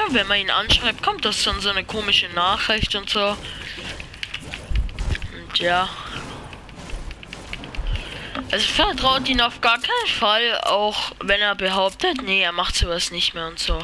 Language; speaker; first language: German; native; German